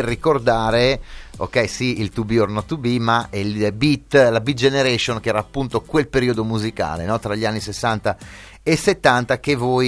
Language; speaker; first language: Italian; native; Italian